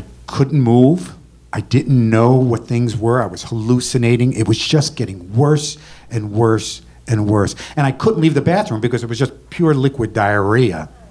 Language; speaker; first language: English; native; English